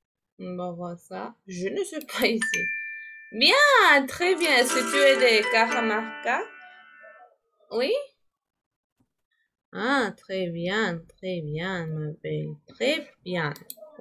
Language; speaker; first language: French; non-native, fluent; Spanish